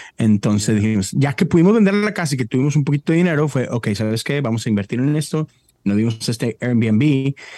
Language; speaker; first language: Spanish; native; Spanish